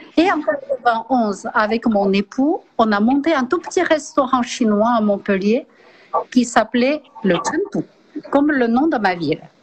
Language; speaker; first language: French; non-native, fluent; Chinese